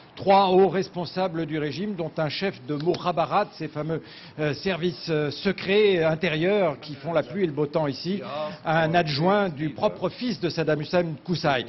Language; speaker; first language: French; native; French